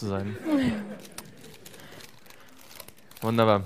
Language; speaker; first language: German; native; German